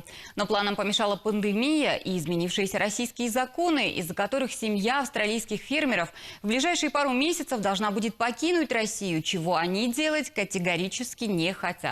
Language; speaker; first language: Russian; native; Russian